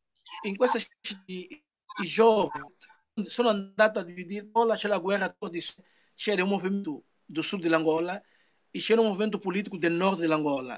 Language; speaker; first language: Italian; non-native, learner; Portuguese